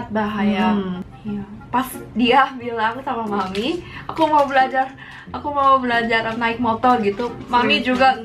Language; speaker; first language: Indonesian; early bilingual, heritage; Korean